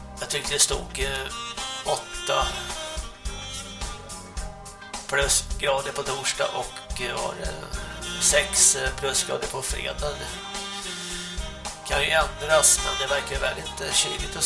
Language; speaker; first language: Swedish; native; Swedish